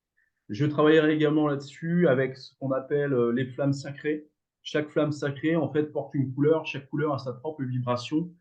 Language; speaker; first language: French; native; French